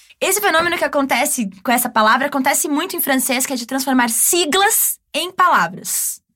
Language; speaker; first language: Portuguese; native; Portuguese